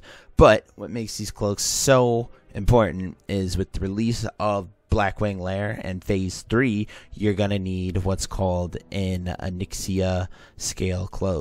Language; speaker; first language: English; native; English